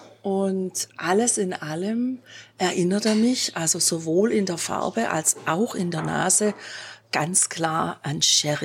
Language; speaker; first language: German; native; German